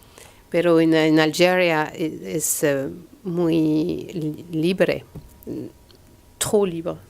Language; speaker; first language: Spanish; non-native, learner; French